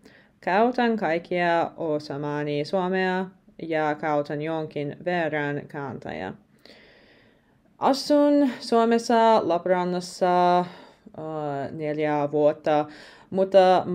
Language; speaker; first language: Finnish; non-native, learner; English